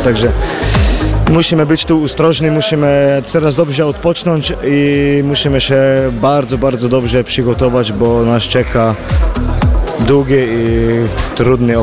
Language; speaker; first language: Polish; non-native, fluent; Slovenian